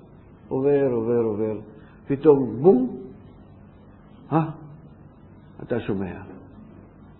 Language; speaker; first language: Hebrew; non-native, fluent; Russian